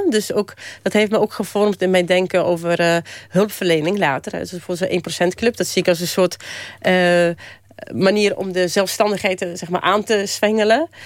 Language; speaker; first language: Dutch; early bilingual, other home language; Polish